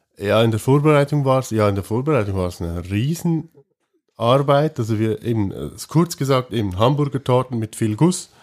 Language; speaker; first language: German; native; German